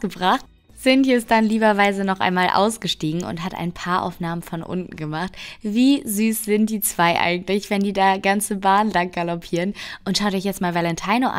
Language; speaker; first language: German; native; German